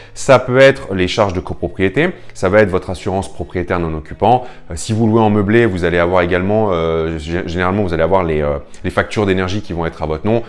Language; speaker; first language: French; native; French